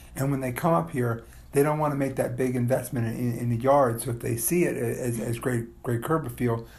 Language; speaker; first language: English; native; English